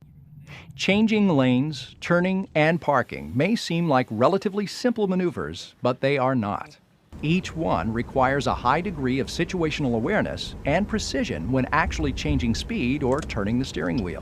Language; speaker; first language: English; native; English